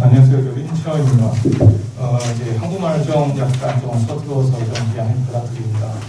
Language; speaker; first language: Korean; non-native, learner; Chinese